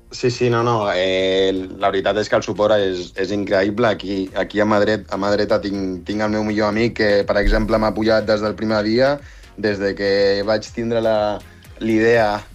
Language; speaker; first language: Catalan; non-native, local second language; Spanish